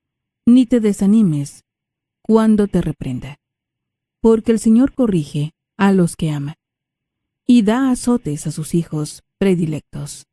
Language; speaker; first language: Spanish; native; Spanish